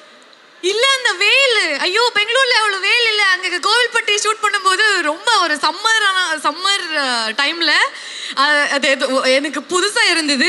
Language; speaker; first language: Tamil; non-native, learner; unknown